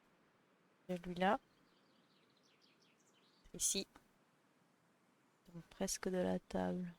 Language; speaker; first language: French; native; French